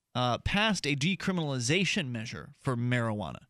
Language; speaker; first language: English; native; English